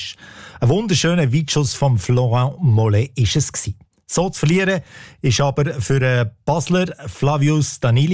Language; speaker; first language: German; native; German